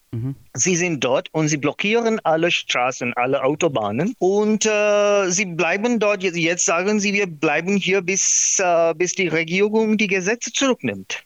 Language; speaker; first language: German; non-native, learner; Marathi